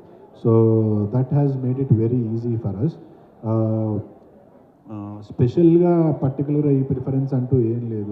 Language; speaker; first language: Telugu; native; Telugu